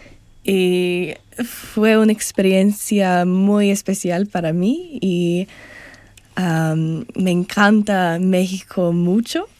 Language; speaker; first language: Spanish; non-native, learner; English